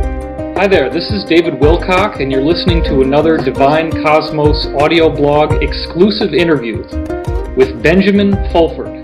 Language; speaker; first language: English; native; English